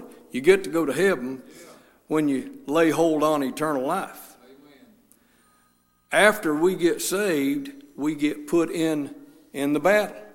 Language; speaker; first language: English; native; English